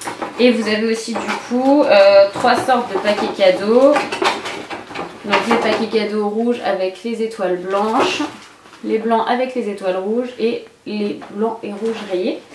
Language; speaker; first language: French; native; French